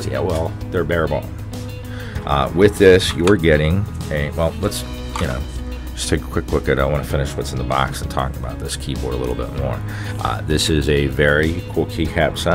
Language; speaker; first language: English; native; English